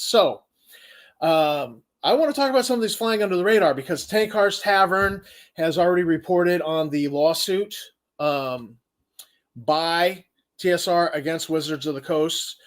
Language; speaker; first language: English; native; English